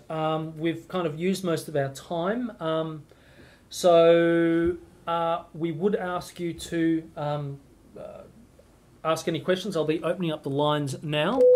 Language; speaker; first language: English; native; English